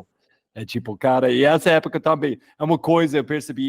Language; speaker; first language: Portuguese; non-native, fluent; English